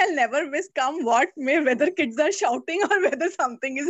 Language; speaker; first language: English; non-native, local second language; Hindi